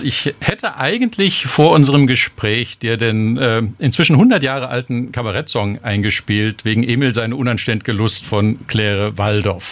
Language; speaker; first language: German; native; German